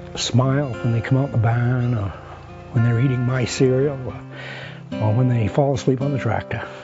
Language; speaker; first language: English; native; English